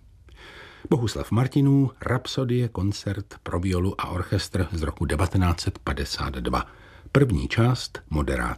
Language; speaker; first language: Czech; native; Czech